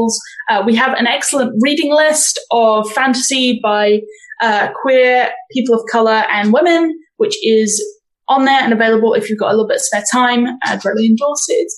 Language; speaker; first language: English; native; English